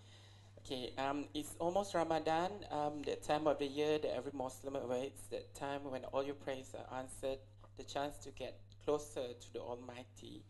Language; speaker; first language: English; non-native, local second language; Malay